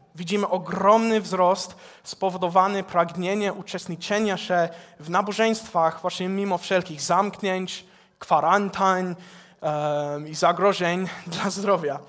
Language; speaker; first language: Polish; non-native, fluent; English